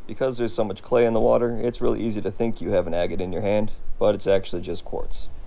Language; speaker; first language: English; native; English